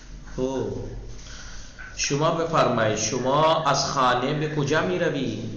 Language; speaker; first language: Persian; non-native, fluent; Urdu